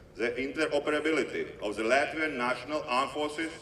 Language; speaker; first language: English; non-native, fluent; Latvian